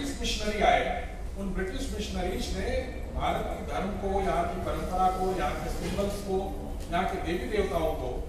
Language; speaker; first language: Hindi; native; Hindi